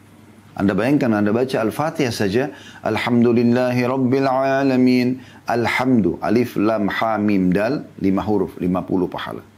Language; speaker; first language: Indonesian; native; Indonesian